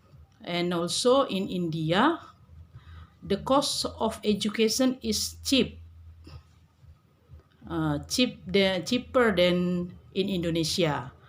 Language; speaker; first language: English; non-native, learner; Indonesian